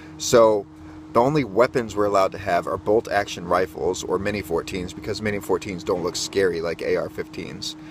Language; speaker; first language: English; native; English